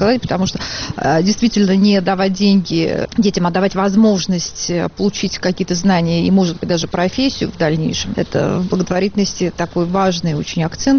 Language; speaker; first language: Russian; native; Russian